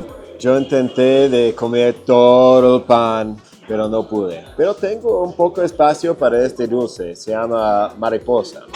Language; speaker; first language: Spanish; non-native, fluent; English